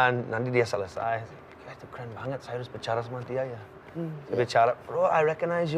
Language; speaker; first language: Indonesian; non-native, learner; English